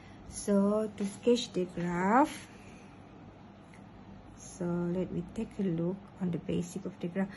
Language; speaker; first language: English; non-native, local second language; Malay